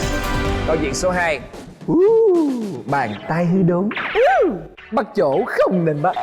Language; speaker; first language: Vietnamese; native; Vietnamese